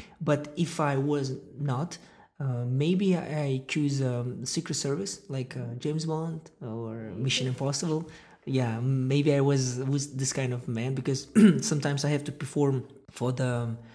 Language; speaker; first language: English; non-native, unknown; Russian